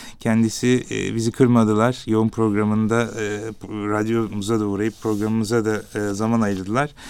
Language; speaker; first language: Turkish; native; Turkish